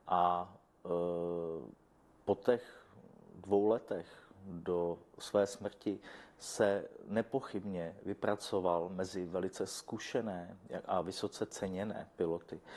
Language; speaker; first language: Czech; native; Czech